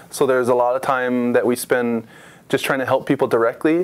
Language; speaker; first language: English; native; English